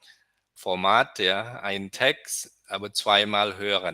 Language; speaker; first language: German; non-native, fluent; Indonesian